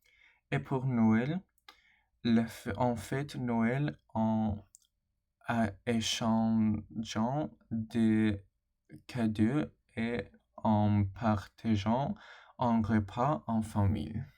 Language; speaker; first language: French; non-native, learner; English